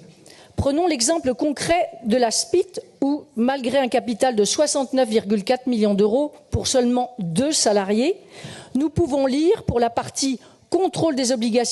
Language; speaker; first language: French; native; French